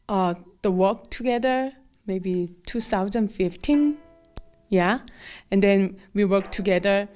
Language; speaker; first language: English; non-native, learner; Korean